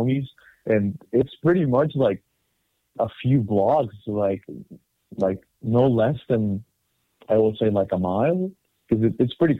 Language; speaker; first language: English; non-native, fluent; Spanish